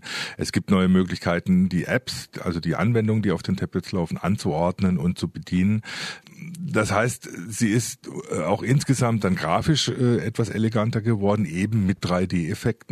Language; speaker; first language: German; native; German